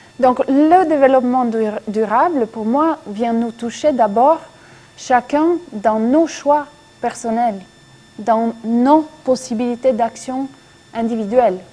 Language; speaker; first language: French; non-native, fluent; Italian